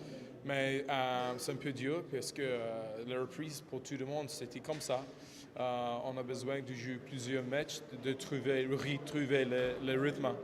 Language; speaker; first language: French; non-native, fluent; English